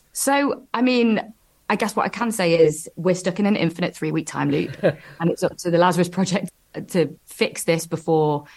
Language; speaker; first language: English; native; English